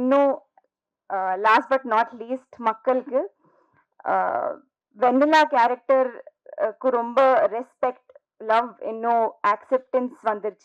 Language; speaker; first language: Tamil; non-native, learner; Telugu